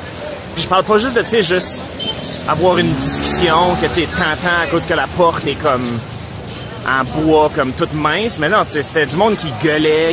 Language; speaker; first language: French; native; French